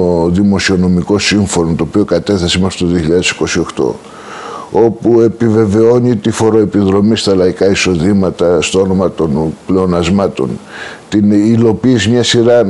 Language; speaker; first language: Greek; native; Greek